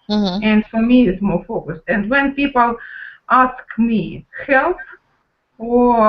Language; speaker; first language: English; non-native, learner; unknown